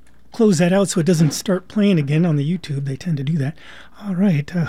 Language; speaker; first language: English; native; English